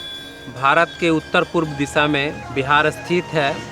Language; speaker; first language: Hindi; native; Hindi